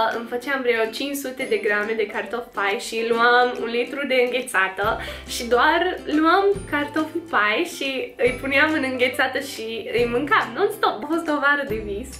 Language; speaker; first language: Romanian; non-native, fluent; English